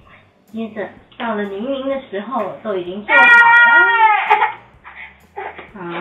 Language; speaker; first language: Chinese; native; Chinese